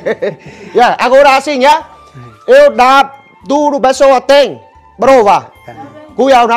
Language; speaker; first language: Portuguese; non-native, learner; Vietnamese